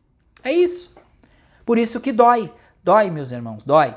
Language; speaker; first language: Portuguese; native; Portuguese